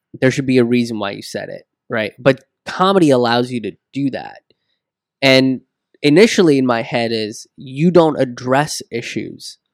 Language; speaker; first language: English; early bilingual, other home language; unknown